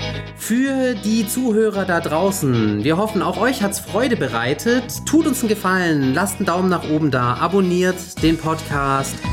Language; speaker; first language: German; native; German